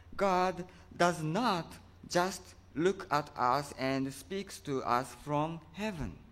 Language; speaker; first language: English; non-native, fluent; Japanese